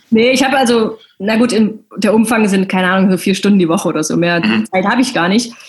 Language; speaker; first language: German; native; German